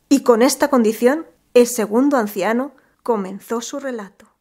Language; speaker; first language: Spanish; native; Spanish